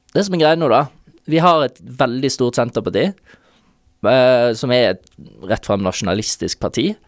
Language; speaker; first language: Norwegian; native; Norwegian